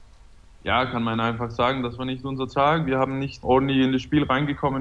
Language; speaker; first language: German; non-native, fluent; Danish